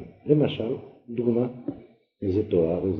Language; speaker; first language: Hebrew; non-native, fluent; French